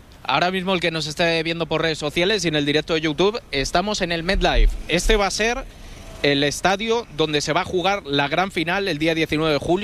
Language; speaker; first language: Spanish; native; Spanish